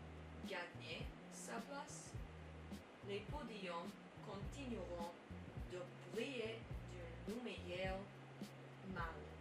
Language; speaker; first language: French; non-native, learner; English